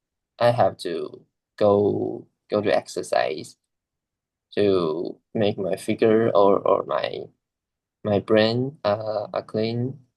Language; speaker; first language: English; non-native, learner; Chinese